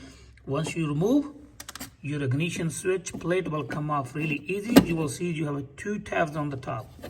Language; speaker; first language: English; non-native, fluent; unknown